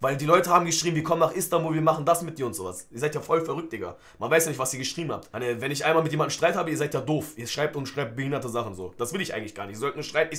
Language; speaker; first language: German; early bilingual, other home language; Turkish